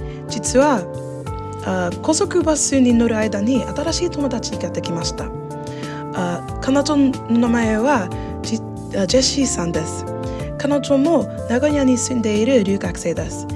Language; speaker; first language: Japanese; non-native, learner; English